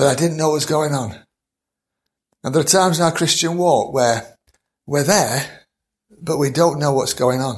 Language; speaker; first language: English; native; English